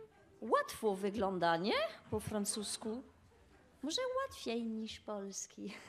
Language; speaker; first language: Polish; non-native, learner; French